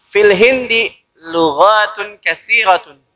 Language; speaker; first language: Arabic; non-native, fluent; Indonesian